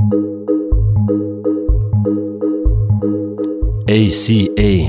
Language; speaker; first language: English; non-native, fluent; Slovenian